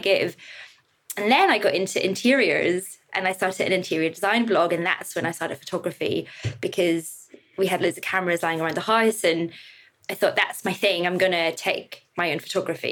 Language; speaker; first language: English; native; English